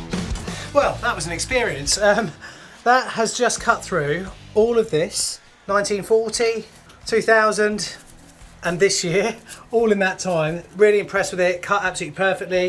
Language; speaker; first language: English; native; English